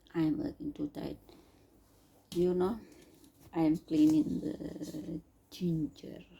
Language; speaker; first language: English; non-native, learner; Sinhala